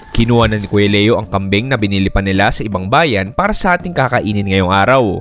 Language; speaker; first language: Filipino; native; Filipino